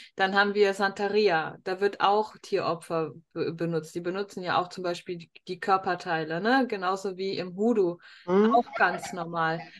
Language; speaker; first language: German; native; German